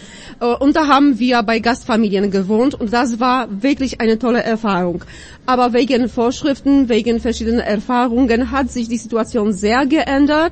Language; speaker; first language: German; non-native, fluent; Polish